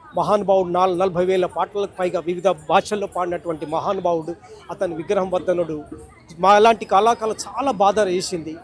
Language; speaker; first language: Telugu; native; Telugu